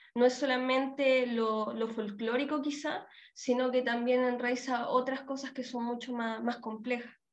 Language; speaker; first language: Spanish; native; Spanish